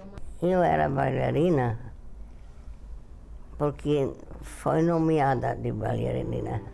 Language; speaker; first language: Portuguese; non-native, fluent; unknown